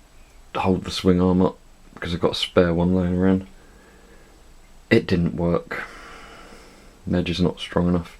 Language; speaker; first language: English; native; English